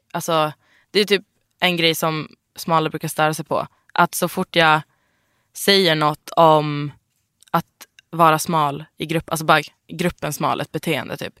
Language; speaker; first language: Swedish; native; Swedish